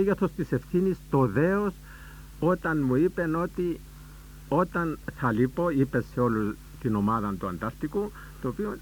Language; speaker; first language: Greek; native; Greek